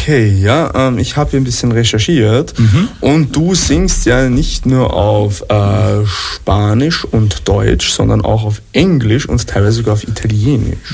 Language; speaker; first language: German; native; German